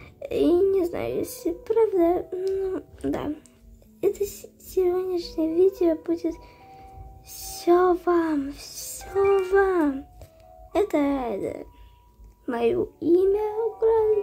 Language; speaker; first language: Russian; early bilingual, heritage; Russian